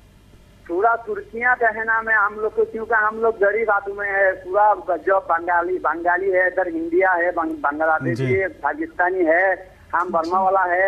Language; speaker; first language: Hindi; non-native, learner; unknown